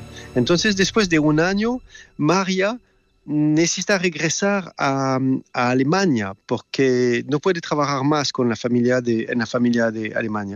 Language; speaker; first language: Spanish; non-native, fluent; French